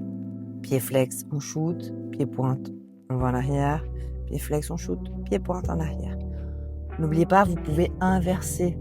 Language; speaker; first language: French; native; French